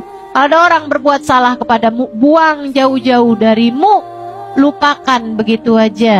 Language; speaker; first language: Indonesian; native; Indonesian